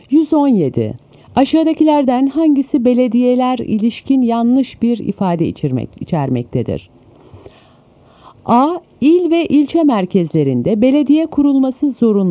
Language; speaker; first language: Turkish; native; Turkish